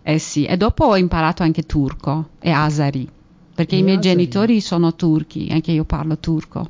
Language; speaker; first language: Italian; non-native, fluent; Persian